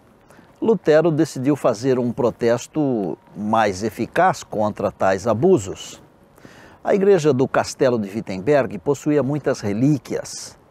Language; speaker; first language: Portuguese; native; Portuguese